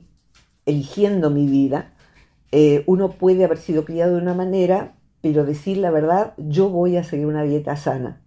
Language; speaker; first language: Spanish; native; Spanish